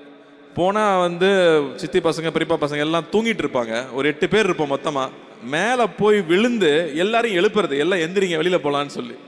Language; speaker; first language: Tamil; native; Tamil